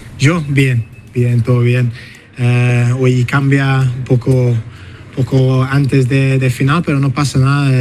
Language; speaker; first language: Spanish; non-native, learner; English